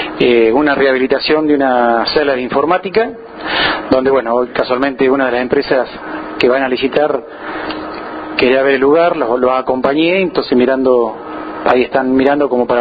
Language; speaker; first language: Spanish; native; Spanish